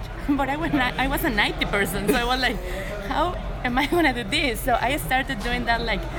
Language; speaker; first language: English; non-native, fluent; Spanish